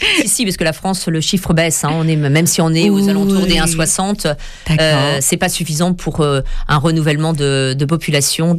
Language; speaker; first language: French; native; French